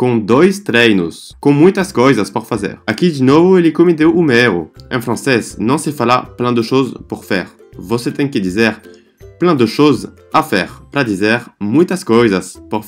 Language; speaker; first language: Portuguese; non-native, fluent; French